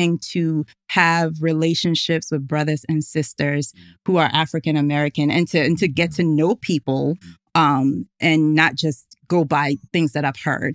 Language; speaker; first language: English; native; English